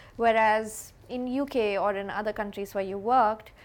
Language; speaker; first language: English; non-native, local second language; Hindi